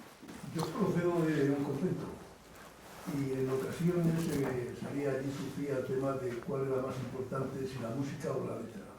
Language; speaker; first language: Spanish; native; Spanish